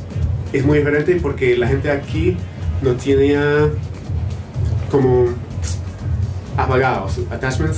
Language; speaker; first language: Spanish; non-native, fluent; English